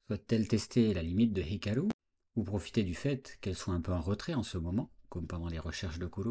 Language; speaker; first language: French; native; French